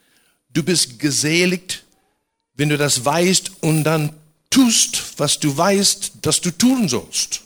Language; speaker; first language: German; non-native, fluent; English